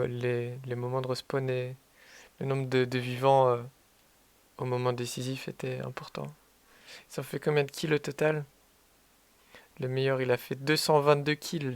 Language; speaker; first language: French; native; French